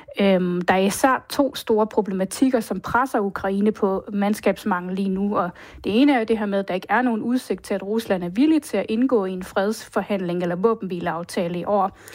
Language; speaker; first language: Danish; native; Danish